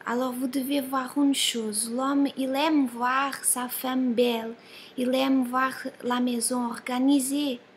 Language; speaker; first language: French; non-native, fluent; Portuguese